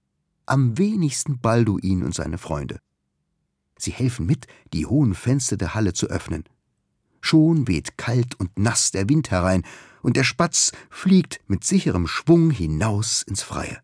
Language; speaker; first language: German; native; German